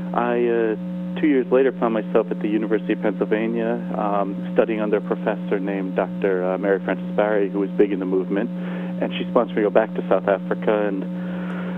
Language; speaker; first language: English; native; English